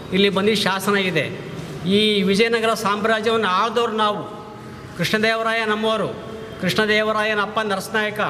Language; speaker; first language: Kannada; native; Kannada